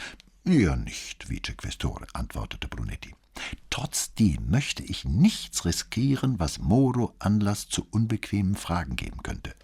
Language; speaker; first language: German; native; German